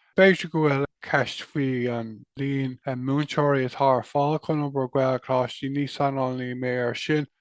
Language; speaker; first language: Irish; non-native, local second language; English